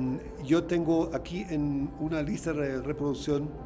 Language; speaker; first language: Spanish; non-native, fluent; German